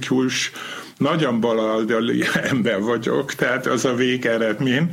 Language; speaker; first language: Hungarian; non-native, fluent; German